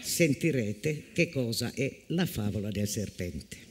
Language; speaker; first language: Italian; non-native, fluent; Finnish